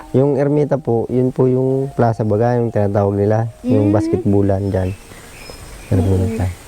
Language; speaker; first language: Filipino; non-native, local second language; Bikol